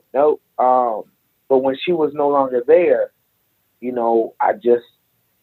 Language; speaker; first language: English; native; English